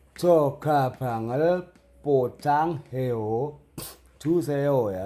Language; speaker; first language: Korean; non-native, fluent; Indonesian